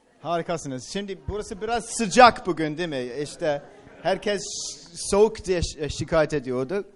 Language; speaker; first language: Turkish; non-native, fluent; English